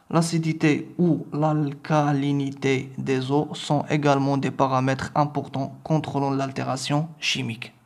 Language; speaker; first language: French; non-native, local second language; Arabic